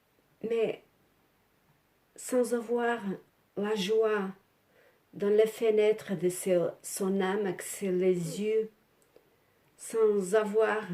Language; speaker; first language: French; non-native, learner; Portuguese